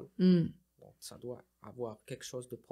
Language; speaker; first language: French; non-native, local second language; Arabic